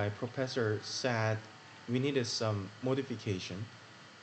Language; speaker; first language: English; non-native, learner; Korean